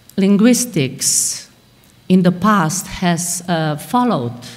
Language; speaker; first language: English; non-native, fluent; Slovenian